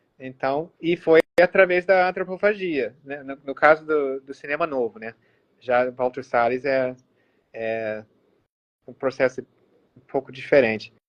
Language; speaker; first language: Portuguese; early bilingual, heritage; Portuguese